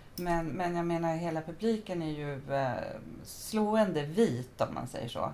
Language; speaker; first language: Swedish; native; Swedish